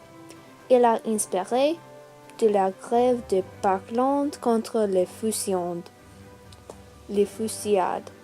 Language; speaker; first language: French; non-native, learner; English